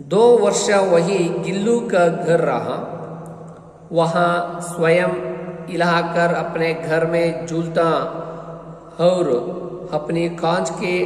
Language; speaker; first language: Hindi; non-native, local second language; Kannada